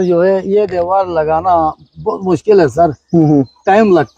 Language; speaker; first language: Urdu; non-native, local second language; Shina